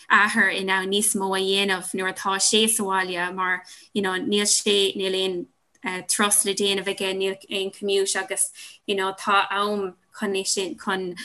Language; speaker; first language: Irish; non-native, local second language; English